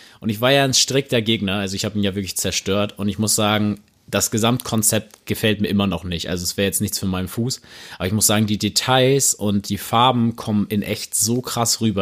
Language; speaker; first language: German; native; German